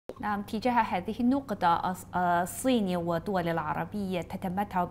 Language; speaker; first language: Arabic; non-native, fluent; Chinese